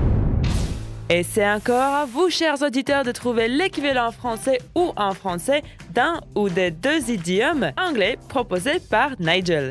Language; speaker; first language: French; non-native, fluent; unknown